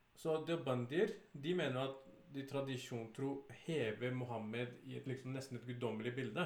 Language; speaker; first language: Norwegian; early bilingual, other home language; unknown